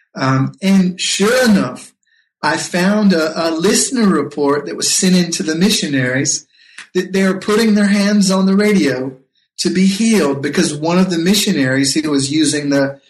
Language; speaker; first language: English; native; English